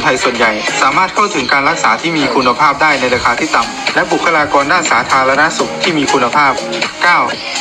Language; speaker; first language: Thai; native; Thai